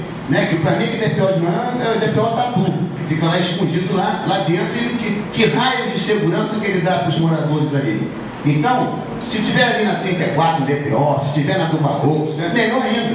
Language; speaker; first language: Portuguese; native; Portuguese